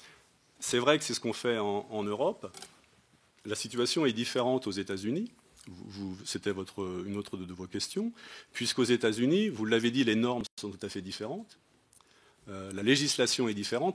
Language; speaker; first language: French; native; French